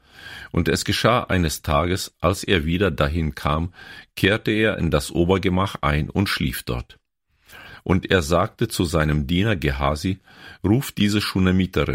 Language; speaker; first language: German; native; German